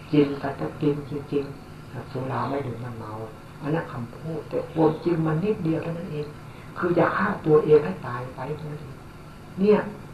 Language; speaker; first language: Thai; native; Thai